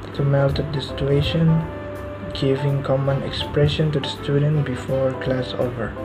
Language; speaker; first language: English; non-native, learner; Indonesian